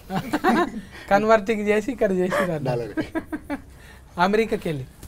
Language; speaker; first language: Telugu; native; Telugu